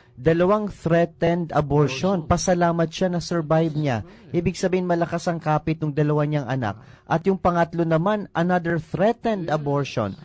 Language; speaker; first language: Filipino; native; Filipino